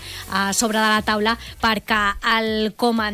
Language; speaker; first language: Catalan; native; Catalan